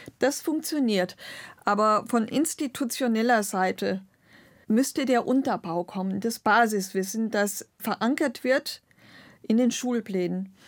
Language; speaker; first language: German; non-native, local second language; Romany